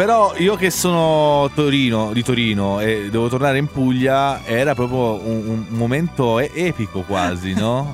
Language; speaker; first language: Italian; native; Italian